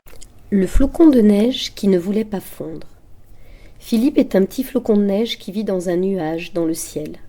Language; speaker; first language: French; native; French